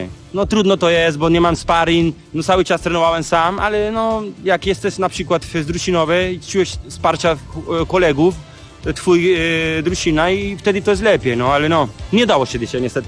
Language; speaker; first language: Polish; non-native, learner; Spanish